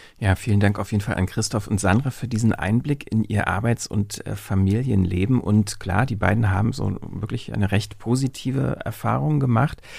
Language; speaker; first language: German; native; German